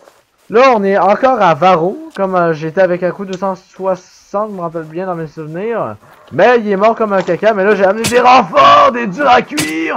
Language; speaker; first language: French; native; French